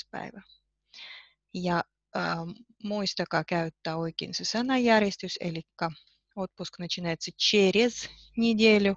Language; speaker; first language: Finnish; non-native, fluent; Russian